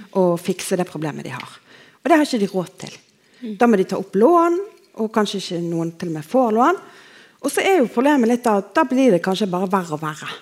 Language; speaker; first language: Norwegian; native; Norwegian